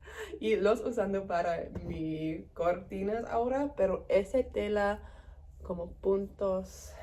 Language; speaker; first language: Spanish; non-native, learner; English